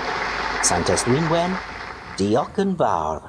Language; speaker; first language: Welsh; non-native, learner; English